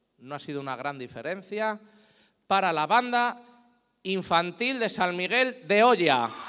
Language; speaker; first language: Spanish; native; Spanish